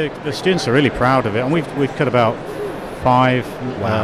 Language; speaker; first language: English; native; English